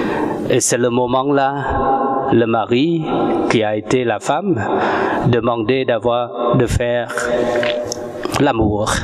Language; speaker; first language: French; non-native, fluent; Vietnamese